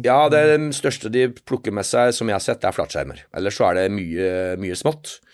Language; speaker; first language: Norwegian; native; Norwegian